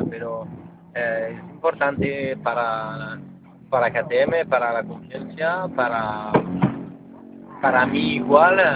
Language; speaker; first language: Spanish; non-native, fluent; French